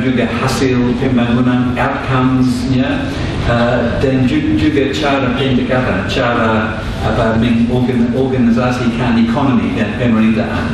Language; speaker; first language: Indonesian; non-native, fluent; English